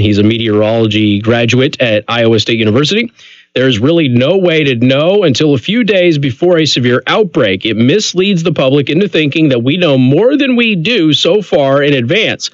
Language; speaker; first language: English; native; English